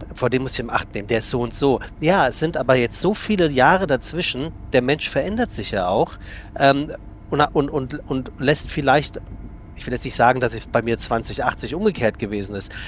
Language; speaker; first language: German; native; German